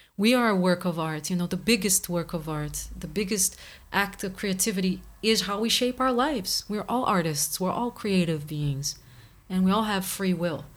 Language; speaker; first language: English; non-native, fluent; Portuguese